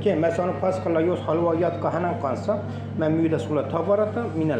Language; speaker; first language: Finnish; non-native, learner; Turkish